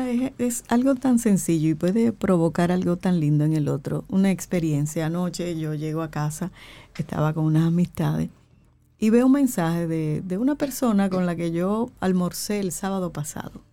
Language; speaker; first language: Spanish; native; Spanish